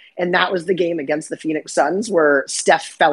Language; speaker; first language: English; native; English